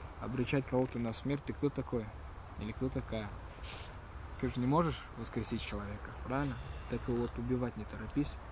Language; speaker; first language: Russian; early bilingual, heritage; Russian